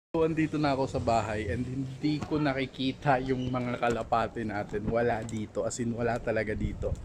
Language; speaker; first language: Filipino; native; Filipino